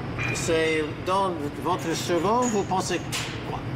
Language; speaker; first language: French; non-native, learner; English